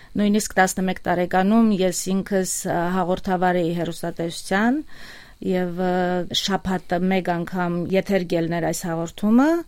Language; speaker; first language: Armenian; native; Armenian